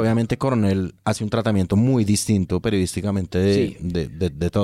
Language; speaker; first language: Spanish; native; Spanish